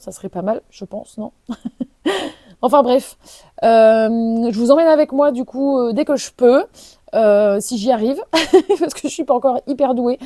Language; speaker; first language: French; native; French